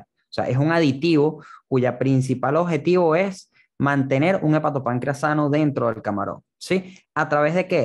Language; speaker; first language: Spanish; native; Spanish